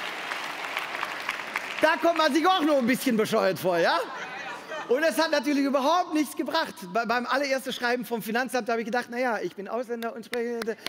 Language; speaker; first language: German; non-native, fluent; Dutch